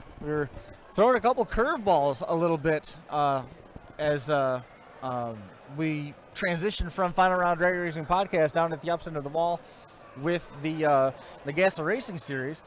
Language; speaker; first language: English; native; English